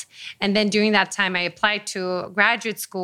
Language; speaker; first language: English; non-native, fluent; Persian